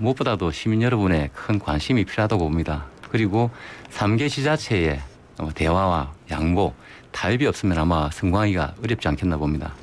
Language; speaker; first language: Korean; native; Korean